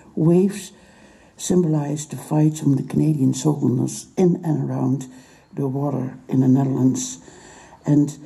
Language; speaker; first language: English; non-native, fluent; Dutch